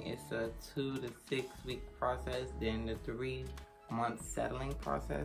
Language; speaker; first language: English; native; English